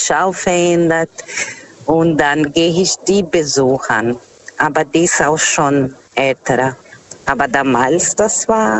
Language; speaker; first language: German; non-native, fluent; Portuguese